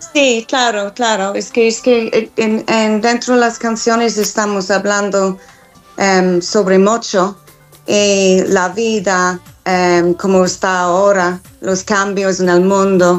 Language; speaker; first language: Spanish; non-native, fluent; English